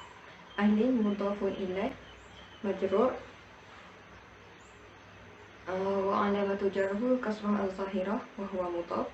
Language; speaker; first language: Arabic; non-native, learner; Malay